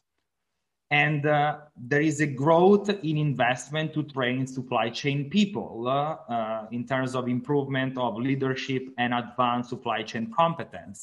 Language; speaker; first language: English; non-native, fluent; Italian